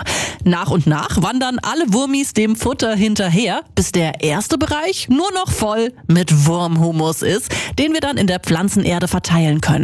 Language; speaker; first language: German; native; German